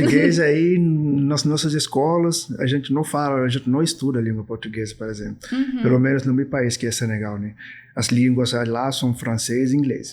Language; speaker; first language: Portuguese; non-native, fluent; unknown